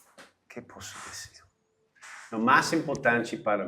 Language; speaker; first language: Portuguese; non-native, learner; English